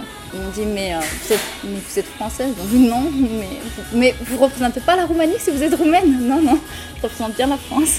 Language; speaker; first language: French; early bilingual, other home language; Romanian